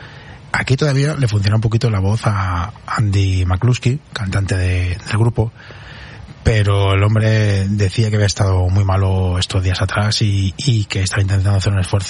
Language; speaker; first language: Spanish; native; Spanish